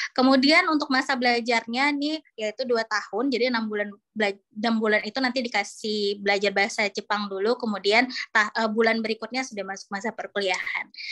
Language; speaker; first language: Indonesian; native; Indonesian